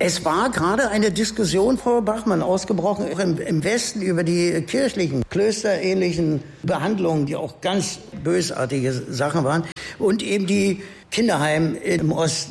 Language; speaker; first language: German; native; German